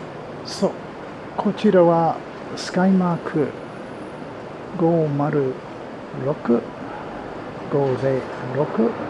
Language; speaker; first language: Japanese; non-native, learner; English